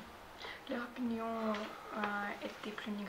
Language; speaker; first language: French; non-native, learner; Russian